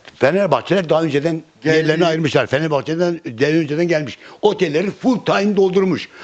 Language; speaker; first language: Turkish; native; Turkish